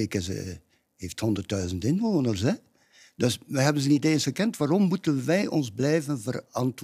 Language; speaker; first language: Dutch; native; Dutch